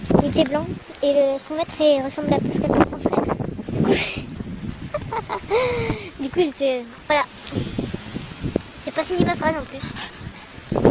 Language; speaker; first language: French; native; French